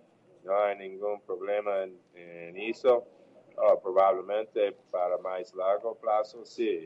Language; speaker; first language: Portuguese; non-native, learner; English